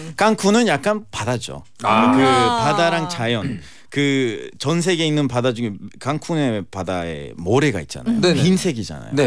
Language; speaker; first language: Korean; non-native, fluent; Spanish